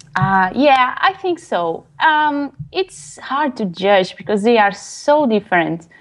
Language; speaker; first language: English; non-native, fluent; Portuguese